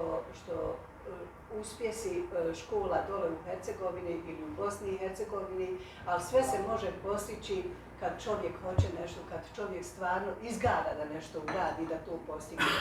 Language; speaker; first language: Bosnian; native; Bosnian